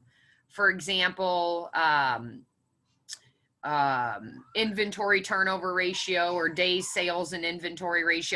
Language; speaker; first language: English; native; English